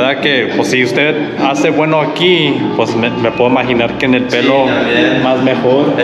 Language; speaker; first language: Spanish; early bilingual, heritage; Spanish